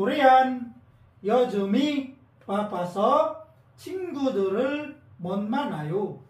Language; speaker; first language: Korean; non-native, learner; Filipino